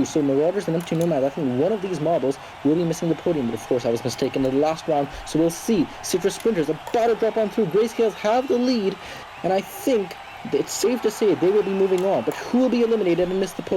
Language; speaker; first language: English; native; English